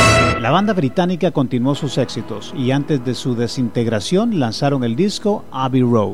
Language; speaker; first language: Spanish; native; Spanish